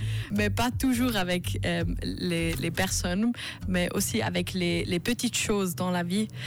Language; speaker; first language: French; non-native, learner; German